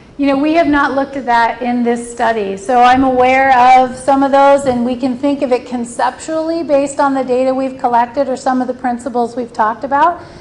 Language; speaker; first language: English; native; English